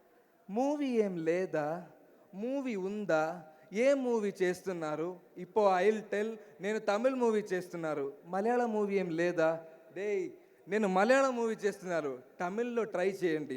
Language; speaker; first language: Telugu; non-native, learner; Malayalam